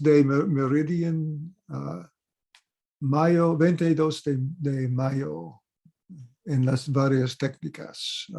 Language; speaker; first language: Spanish; non-native, fluent; English